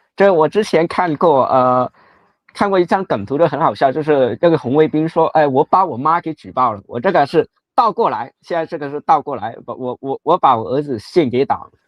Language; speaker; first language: Chinese; non-native, local second language; Cantonese